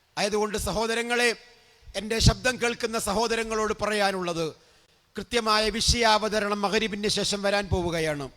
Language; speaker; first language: Malayalam; native; Malayalam